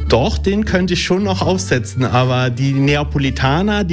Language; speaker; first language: German; early bilingual, other home language; Italian